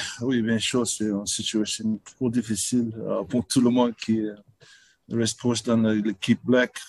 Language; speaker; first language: French; non-native, learner; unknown